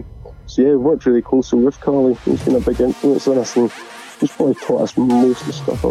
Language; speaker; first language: English; native; English